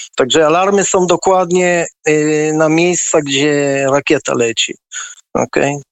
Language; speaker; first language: Polish; early bilingual, heritage; Polish